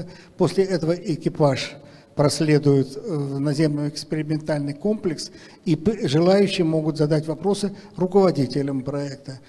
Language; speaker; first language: Russian; native; Russian